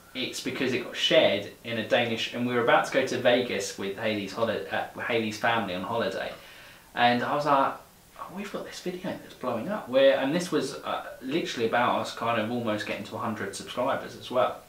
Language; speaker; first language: English; native; English